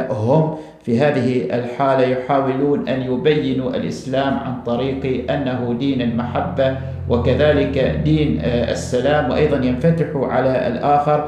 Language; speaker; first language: Arabic; native; Arabic